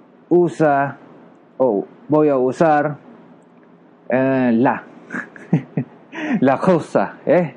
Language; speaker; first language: Spanish; non-native, learner; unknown